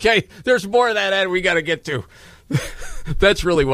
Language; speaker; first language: English; native; English